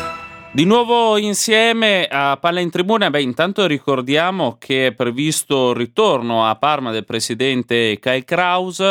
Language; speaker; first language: Italian; native; Italian